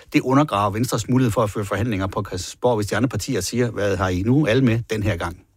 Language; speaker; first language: Danish; native; Danish